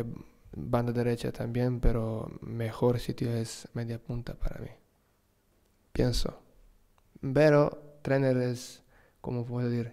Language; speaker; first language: Spanish; non-native, learner; Serbian